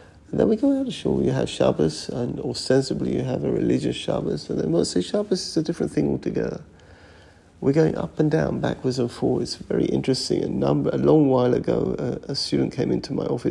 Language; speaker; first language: English; native; English